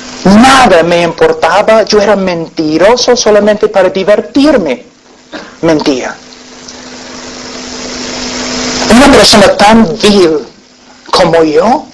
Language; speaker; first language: Spanish; non-native, fluent; English